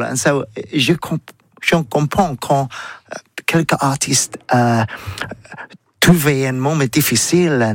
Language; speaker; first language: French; non-native, learner; English